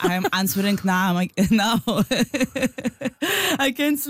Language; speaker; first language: English; non-native, learner; Ukrainian